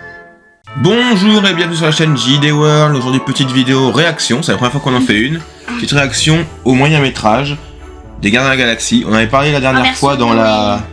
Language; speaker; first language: French; native; French